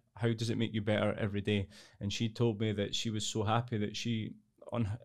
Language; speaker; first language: English; native; English